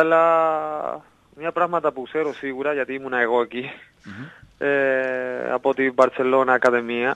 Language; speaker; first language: Greek; non-native, learner; Spanish